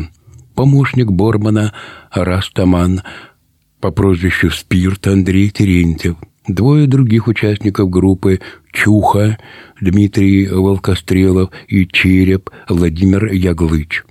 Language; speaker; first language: Russian; native; Russian